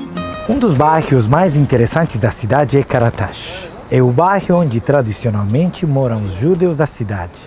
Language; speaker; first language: Portuguese; non-native, fluent; Turkish